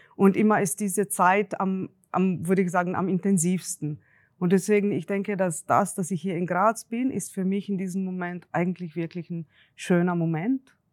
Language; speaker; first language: German; non-native, fluent; Slovenian